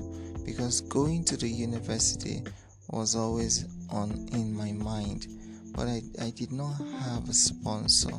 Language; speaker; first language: English; non-native, local second language; Ibibio